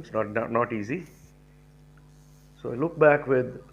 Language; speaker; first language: English; non-native, local second language; Tamil